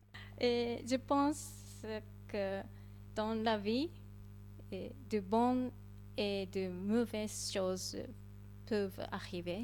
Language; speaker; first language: French; non-native, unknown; Japanese